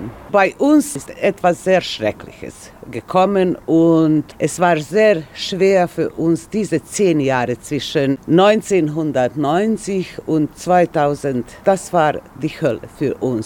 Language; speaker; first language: German; non-native, fluent; Serbian